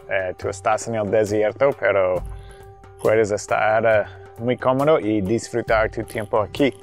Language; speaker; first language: Spanish; non-native, fluent; English